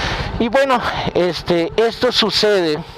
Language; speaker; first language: Spanish; native; Spanish